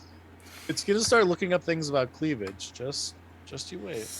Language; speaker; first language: English; native; English